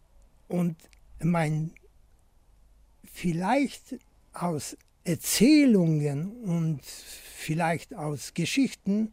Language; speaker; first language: German; non-native, fluent; Polish